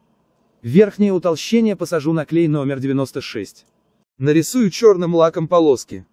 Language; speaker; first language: Russian; native; Russian